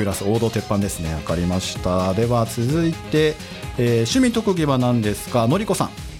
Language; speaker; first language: Japanese; native; Japanese